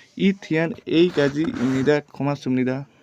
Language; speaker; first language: Korean; non-native, learner; Nepali